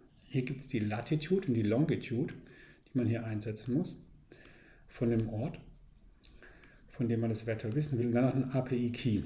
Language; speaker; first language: German; native; German